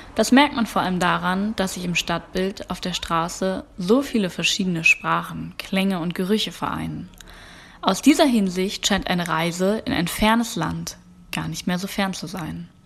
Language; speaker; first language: German; native; German